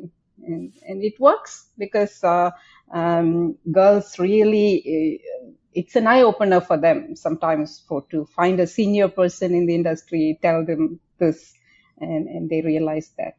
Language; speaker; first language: English; non-native, local second language; Tamil